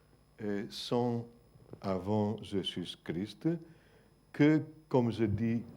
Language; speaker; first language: French; non-native, fluent; Greek